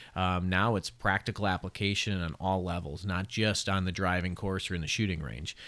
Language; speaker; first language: English; native; English